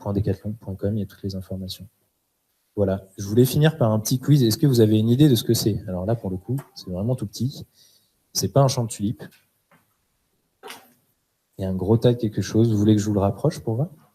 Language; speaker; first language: French; native; French